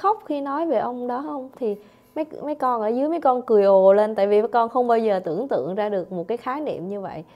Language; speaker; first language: Vietnamese; native; Vietnamese